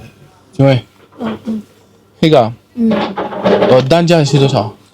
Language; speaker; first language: Chinese; non-native, learner; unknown